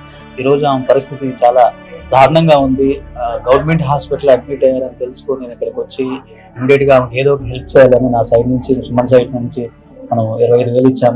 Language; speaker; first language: Telugu; native; Telugu